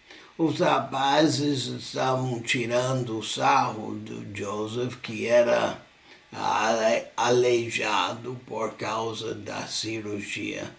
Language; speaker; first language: Portuguese; non-native, fluent; English